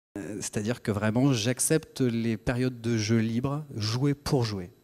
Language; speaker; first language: French; native; French